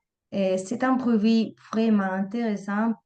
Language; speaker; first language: French; non-native, fluent; Spanish